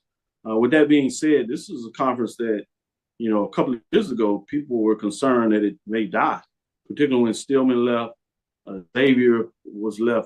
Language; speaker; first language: English; native; English